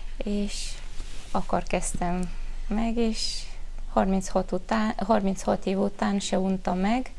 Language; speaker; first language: Hungarian; non-native, fluent; Romanian